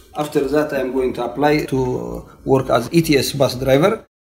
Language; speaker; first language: English; non-native, learner; Tigrinya